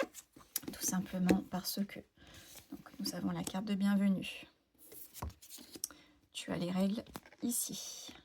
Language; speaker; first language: French; native; French